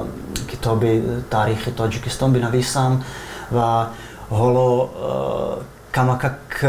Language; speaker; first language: Persian; non-native, fluent; Czech